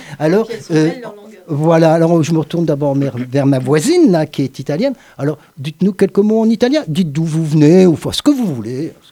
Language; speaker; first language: French; native; French